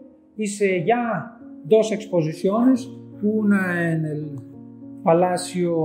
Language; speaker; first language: Spanish; non-native, fluent; Greek